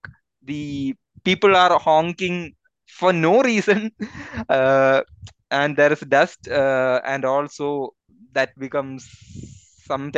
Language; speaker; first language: English; non-native, local second language; Malayalam